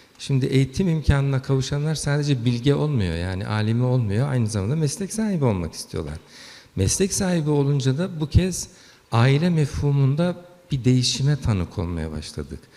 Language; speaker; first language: Turkish; early bilingual, heritage; Turkish